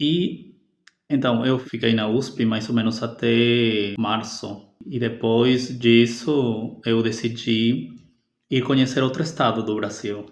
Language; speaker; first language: Portuguese; non-native, fluent; Spanish